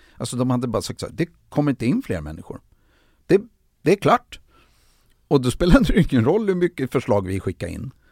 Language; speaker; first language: Swedish; native; Swedish